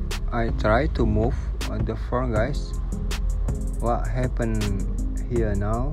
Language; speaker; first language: English; non-native, learner; Indonesian